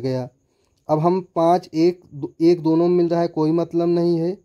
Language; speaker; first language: Hindi; native; Hindi